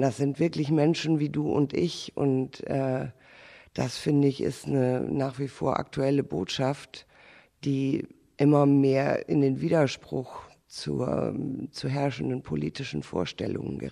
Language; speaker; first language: German; native; German